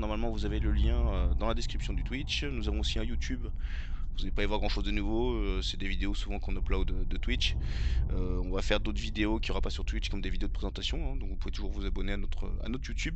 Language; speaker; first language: French; native; French